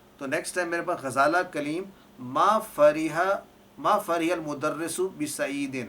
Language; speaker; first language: Urdu; native; Urdu